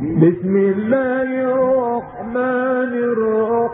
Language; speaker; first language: Arabic; native; Arabic